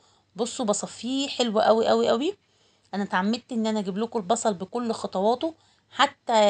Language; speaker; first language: Arabic; native; Arabic